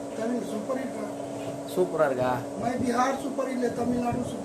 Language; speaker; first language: Tamil; non-native, learner; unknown